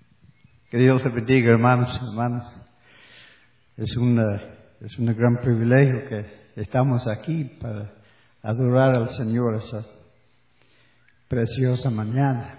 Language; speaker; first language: Spanish; non-native, learner; English